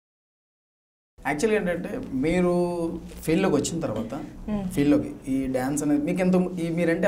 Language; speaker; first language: Telugu; native; Telugu